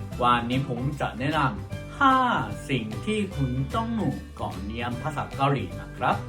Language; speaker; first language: Thai; non-native, fluent; Korean